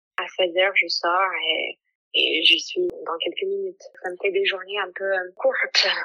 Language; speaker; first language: French; non-native, fluent; English